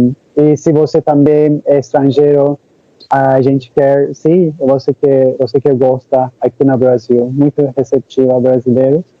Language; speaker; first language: Portuguese; non-native, learner; Turkish